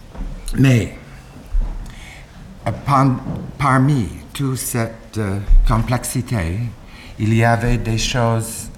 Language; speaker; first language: French; non-native, fluent; English